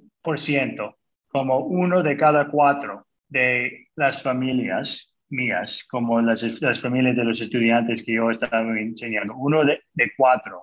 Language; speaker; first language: Spanish; early bilingual, other home language; English